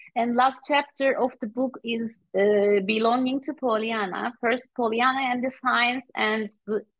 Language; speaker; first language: English; non-native, fluent; Turkish